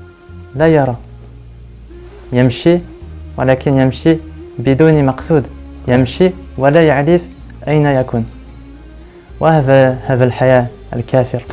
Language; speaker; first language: Arabic; non-native, learner; French